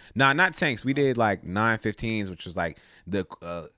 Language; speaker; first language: English; native; English